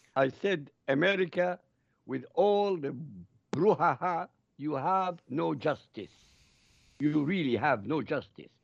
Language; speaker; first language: English; non-native, fluent; Arabic